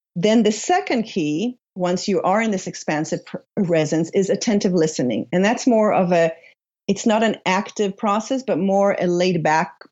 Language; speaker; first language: English; non-native, fluent; Hebrew